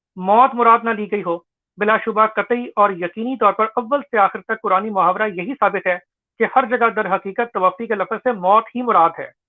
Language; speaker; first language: Urdu; native; Urdu